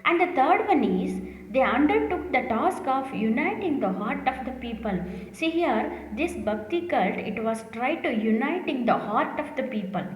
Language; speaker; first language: English; non-native, local second language; Kannada